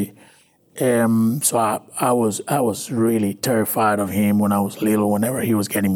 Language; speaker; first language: English; non-native, fluent; Spanish